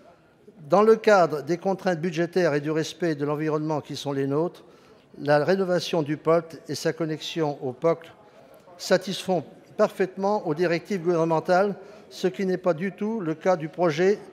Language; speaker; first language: French; native; French